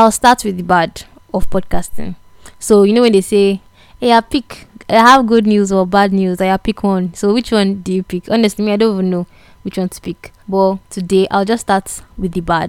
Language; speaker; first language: English; non-native, local second language; Igbo